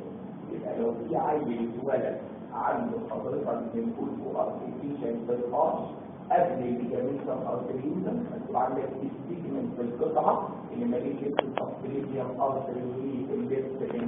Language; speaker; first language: Arabic; native; Arabic